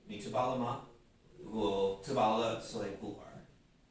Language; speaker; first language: Chinese; non-native, fluent; English